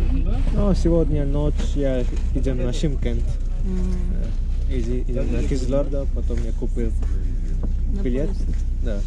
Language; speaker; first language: Russian; non-native, learner; Tamil